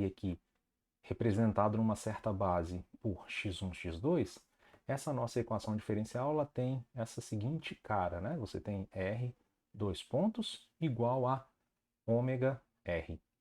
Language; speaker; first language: Portuguese; native; Portuguese